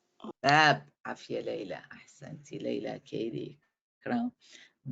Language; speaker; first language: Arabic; non-native, fluent; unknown